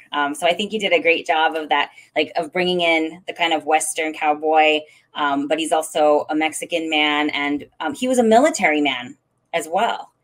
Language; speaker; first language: English; native; English